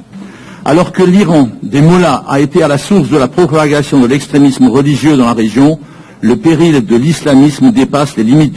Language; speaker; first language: French; native; French